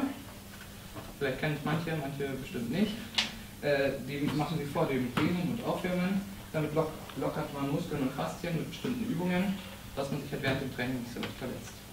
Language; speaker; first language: German; native; German